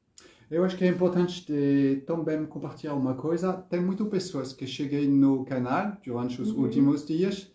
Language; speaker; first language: Portuguese; non-native, fluent; French